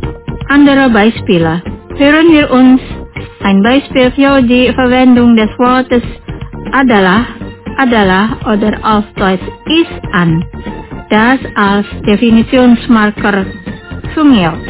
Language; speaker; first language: German; non-native, fluent; Indonesian